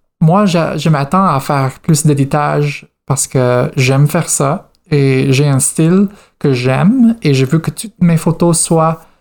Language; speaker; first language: French; non-native, fluent; English